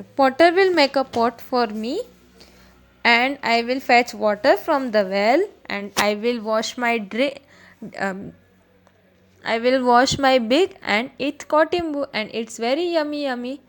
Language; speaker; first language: English; non-native, local second language; Gujarati